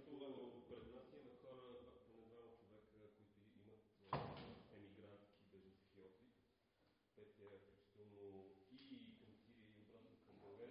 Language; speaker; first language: Bulgarian; non-native, fluent; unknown